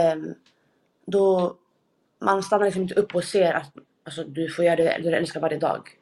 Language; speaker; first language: Swedish; native; Swedish